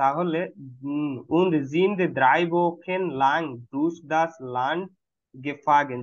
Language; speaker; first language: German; non-native, fluent; Bangla